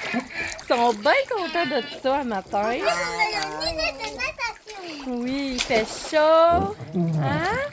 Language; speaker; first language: French; native; French